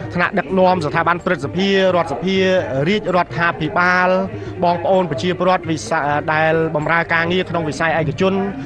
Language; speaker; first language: Khmer; native; Khmer